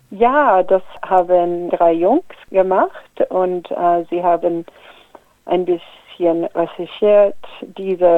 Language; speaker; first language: German; non-native, fluent; English